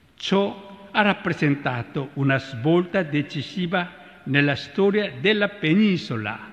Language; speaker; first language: Italian; non-native, fluent; Korean